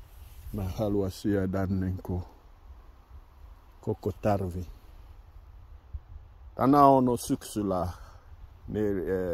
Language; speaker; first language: Finnish; non-native, learner; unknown